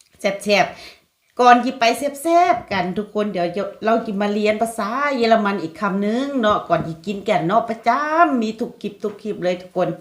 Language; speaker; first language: Thai; non-native, local second language; Lao